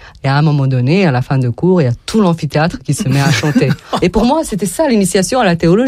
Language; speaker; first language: French; non-native, fluent; Serbian